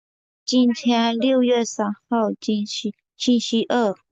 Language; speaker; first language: Chinese; non-native, learner; Burmese